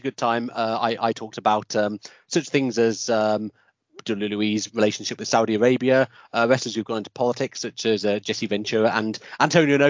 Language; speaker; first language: English; native; English